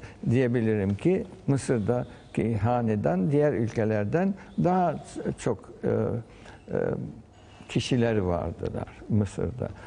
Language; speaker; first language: Turkish; early bilingual, heritage; Turkish